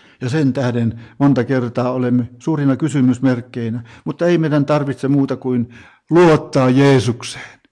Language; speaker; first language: Finnish; native; Finnish